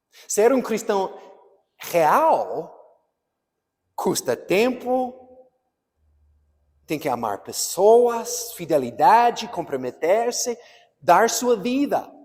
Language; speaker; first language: Portuguese; non-native, fluent; English